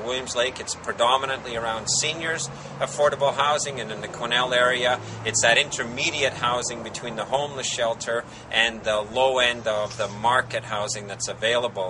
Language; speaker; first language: English; native; English